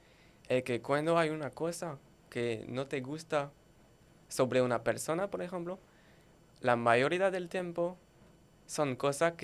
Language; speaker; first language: Spanish; non-native, learner; French